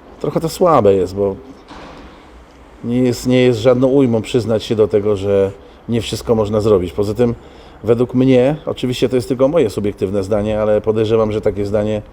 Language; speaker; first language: Polish; native; Polish